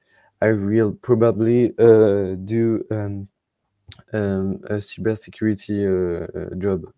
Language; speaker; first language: English; non-native, learner; French